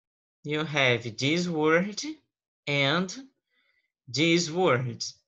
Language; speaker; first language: English; non-native, fluent; Portuguese